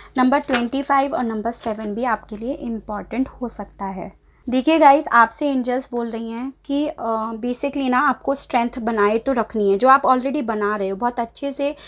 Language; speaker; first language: Hindi; native; Hindi